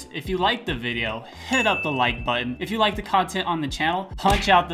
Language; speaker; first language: English; native; English